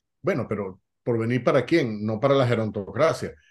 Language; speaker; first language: Spanish; native; Spanish